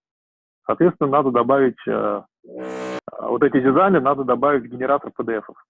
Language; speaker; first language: Russian; native; Russian